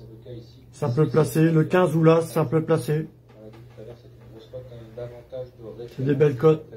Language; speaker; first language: French; native; French